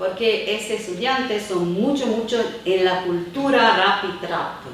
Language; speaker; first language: Spanish; non-native, fluent; Italian